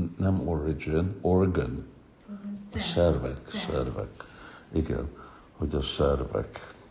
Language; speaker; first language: Hungarian; early bilingual, heritage; Hungarian